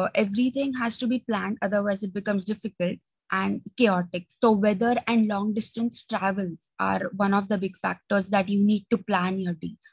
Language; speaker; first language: English; non-native, local second language; Marathi